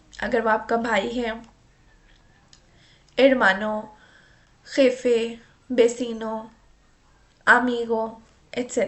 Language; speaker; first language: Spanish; non-native, fluent; Urdu